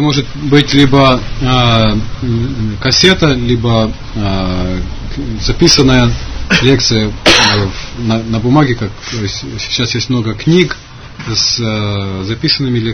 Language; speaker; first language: Russian; native; Russian